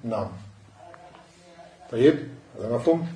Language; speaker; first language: Arabic; non-native, fluent; French